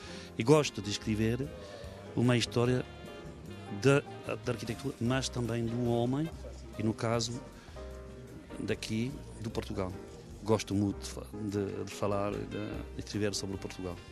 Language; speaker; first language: Portuguese; non-native, fluent; French